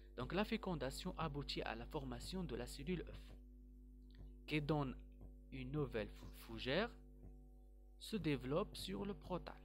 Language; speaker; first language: French; non-native, local second language; Arabic